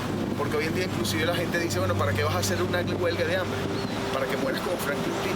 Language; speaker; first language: Spanish; native; Spanish